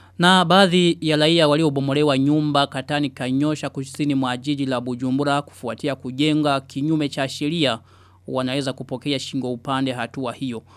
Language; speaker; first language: Swahili; non-native, local second language; Rundi